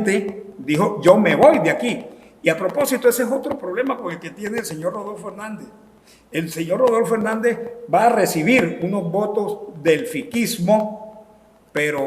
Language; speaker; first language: Spanish; native; Spanish